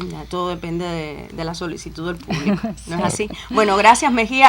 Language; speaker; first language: Spanish; native; Spanish